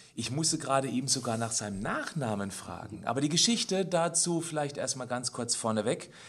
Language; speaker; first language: German; native; German